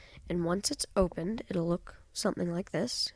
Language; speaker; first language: English; native; English